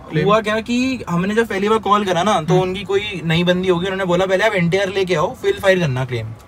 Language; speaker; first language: Hindi; native; Hindi